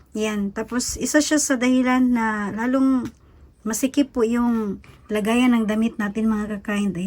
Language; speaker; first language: Filipino; native; Filipino